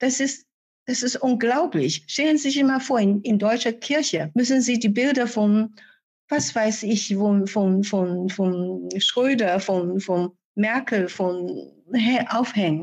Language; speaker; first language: German; non-native, fluent; Chinese